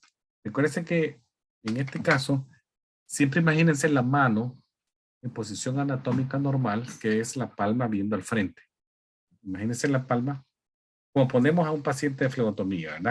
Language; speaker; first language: Spanish; native; Spanish